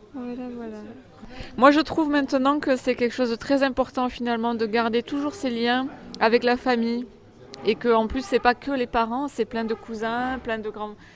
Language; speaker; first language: French; native; French